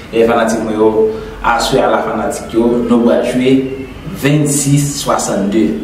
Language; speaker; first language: French; non-native, local second language; Haitian Creole